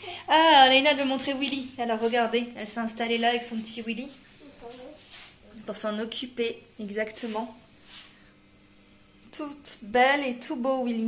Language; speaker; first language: French; native; French